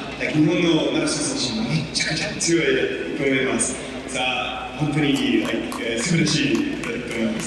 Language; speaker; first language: Japanese; non-native, learner; English